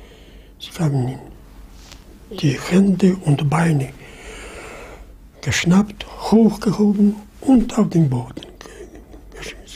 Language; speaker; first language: German; non-native, fluent; Polish